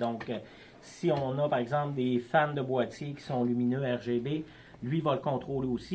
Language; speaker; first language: French; native; French